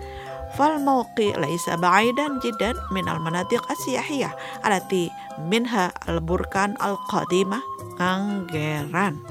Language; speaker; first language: Arabic; non-native, fluent; Indonesian